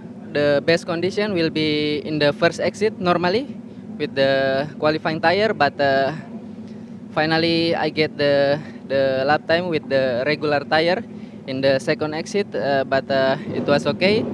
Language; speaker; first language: English; non-native, fluent; Indonesian